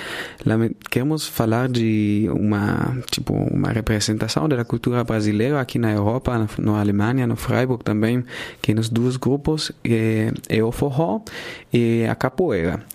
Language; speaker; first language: Portuguese; non-native, fluent; German